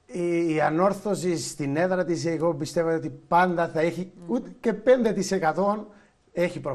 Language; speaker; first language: Greek; non-native, fluent; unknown